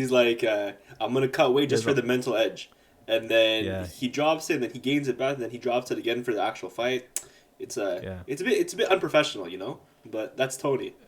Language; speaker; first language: English; native; English